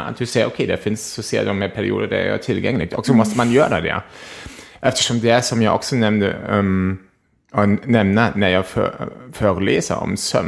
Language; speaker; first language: Swedish; non-native, fluent; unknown